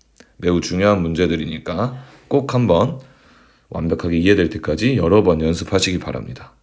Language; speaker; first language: Korean; native; Korean